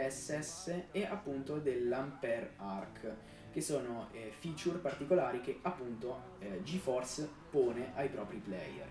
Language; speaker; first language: Italian; native; Italian